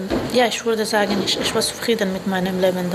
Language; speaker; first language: German; non-native, fluent; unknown